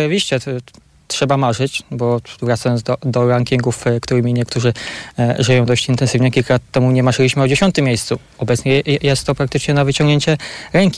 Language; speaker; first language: Polish; native; Polish